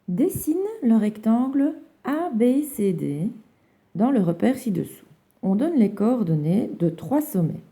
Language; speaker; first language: French; native; French